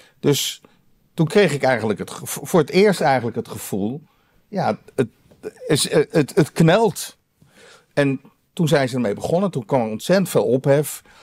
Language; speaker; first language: Dutch; native; Dutch